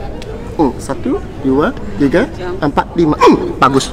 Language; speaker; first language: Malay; non-native, local second language; Cantonese